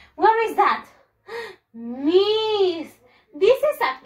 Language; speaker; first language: English; non-native, fluent; Spanish